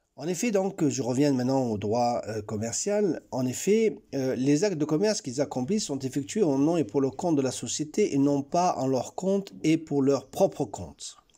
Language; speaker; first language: French; non-native, local second language; Arabic